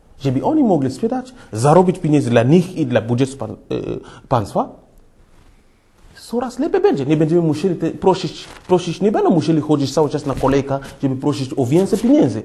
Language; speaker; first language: Polish; non-native, fluent; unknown